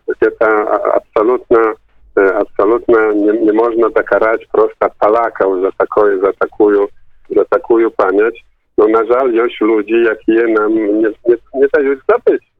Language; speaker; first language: Polish; non-native, local second language; Belarusian